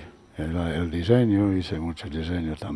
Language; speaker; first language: Spanish; non-native, fluent; English